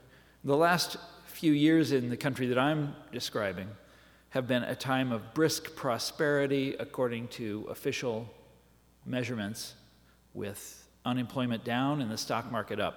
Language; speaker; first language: English; native; English